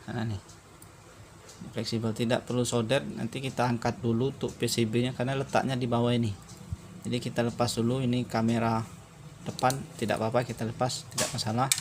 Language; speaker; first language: Indonesian; native; Indonesian